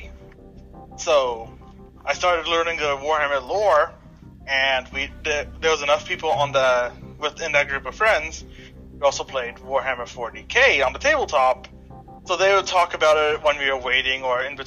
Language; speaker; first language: English; native; English